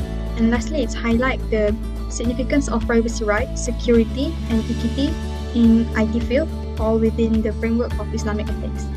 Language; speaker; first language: English; non-native, local second language; Malay